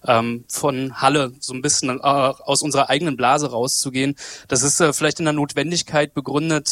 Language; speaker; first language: German; native; German